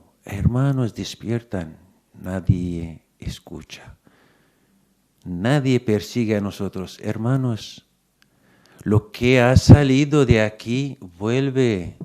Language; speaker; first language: Spanish; non-native, fluent; Arabic